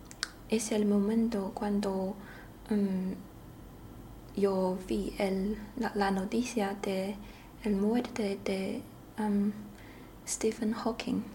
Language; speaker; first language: Spanish; non-native, learner; Chinese